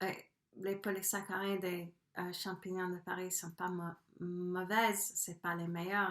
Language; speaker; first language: French; non-native, fluent; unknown